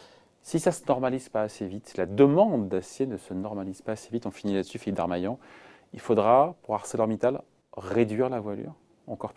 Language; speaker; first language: French; native; French